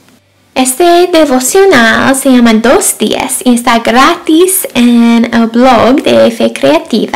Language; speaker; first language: Spanish; non-native, fluent; English